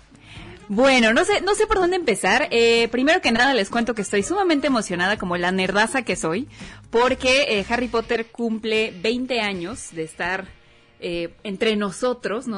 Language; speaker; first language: Spanish; native; Spanish